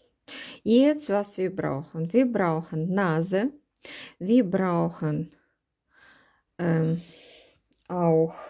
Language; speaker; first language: German; non-native, learner; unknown